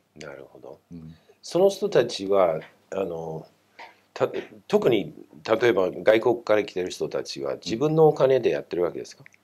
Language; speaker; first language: Japanese; non-native, fluent; English